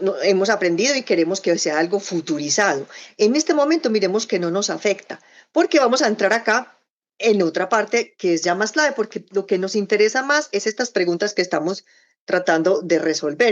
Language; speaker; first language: Spanish; native; Spanish